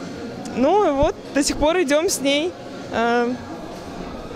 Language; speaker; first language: Russian; native; Russian